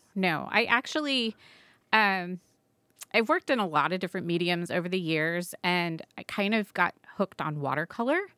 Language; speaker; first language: English; native; English